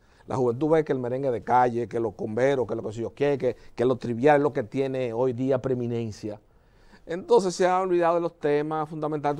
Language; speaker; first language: Spanish; native; Spanish